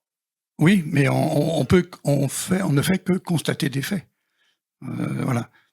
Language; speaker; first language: French; native; French